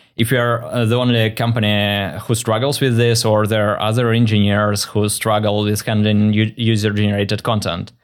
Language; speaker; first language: English; non-native, fluent; Russian